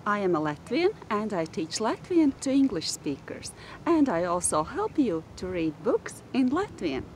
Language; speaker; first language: English; non-native, fluent; Latvian